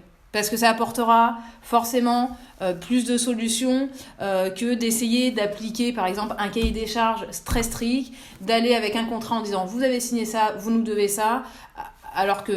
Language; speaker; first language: French; native; French